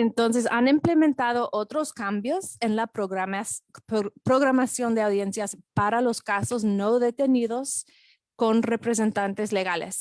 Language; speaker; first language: Spanish; non-native, fluent; English